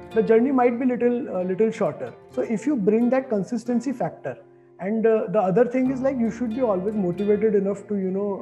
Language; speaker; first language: English; non-native, local second language; Hindi